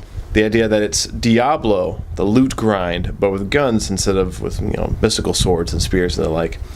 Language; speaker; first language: English; native; English